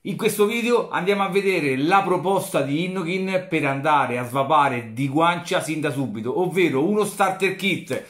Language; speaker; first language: Italian; native; Italian